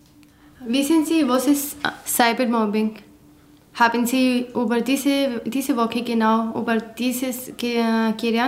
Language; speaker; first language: German; non-native, learner; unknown